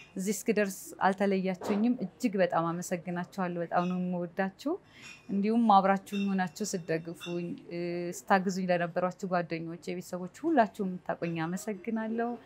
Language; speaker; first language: Amharic; native; Amharic